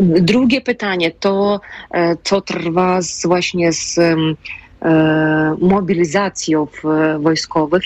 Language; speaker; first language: Polish; non-native, fluent; Ukrainian